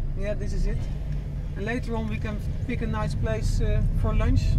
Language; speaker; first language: English; non-native, fluent; Dutch